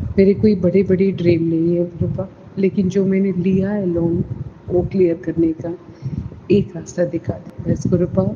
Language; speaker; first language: Hindi; non-native, local second language; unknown